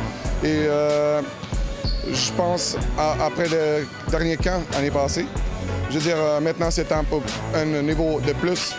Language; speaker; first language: French; non-native, learner; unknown